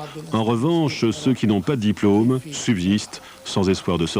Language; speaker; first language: French; native; French